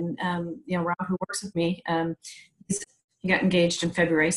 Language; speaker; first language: English; native; English